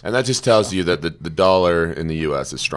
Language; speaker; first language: English; native; English